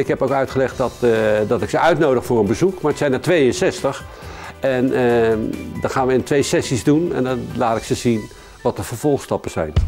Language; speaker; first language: Dutch; native; Dutch